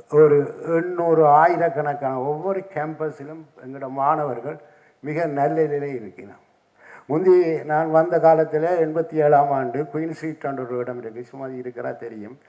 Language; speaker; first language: Tamil; native; Tamil